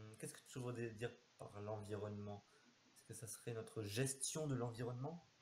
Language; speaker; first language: French; native; French